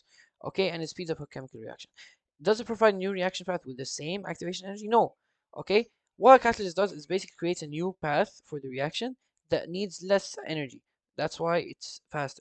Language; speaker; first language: English; non-native, fluent; Arabic